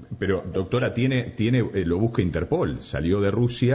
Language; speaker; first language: Spanish; native; Spanish